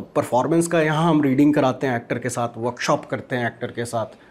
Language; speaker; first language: Hindi; native; Hindi